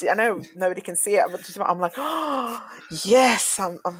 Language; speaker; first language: English; native; English